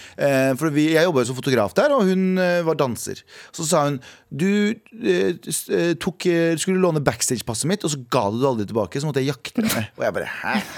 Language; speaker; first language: Norwegian; early bilingual, other home language; Kurdish